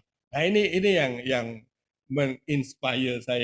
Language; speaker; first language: Indonesian; native; Indonesian